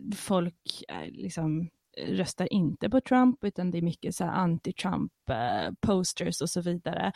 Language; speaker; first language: Swedish; native; Swedish